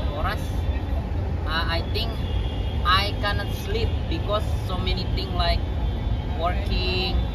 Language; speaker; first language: English; non-native, learner; Indonesian